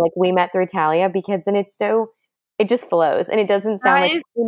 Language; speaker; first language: English; non-native, fluent; French